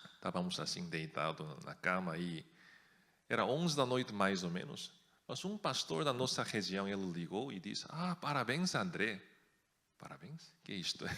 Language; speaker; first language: Portuguese; non-native, fluent; Korean